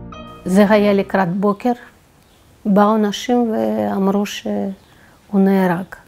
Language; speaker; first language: Hebrew; non-native, fluent; Russian